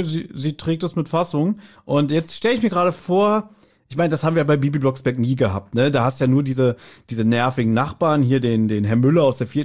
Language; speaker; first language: German; native; German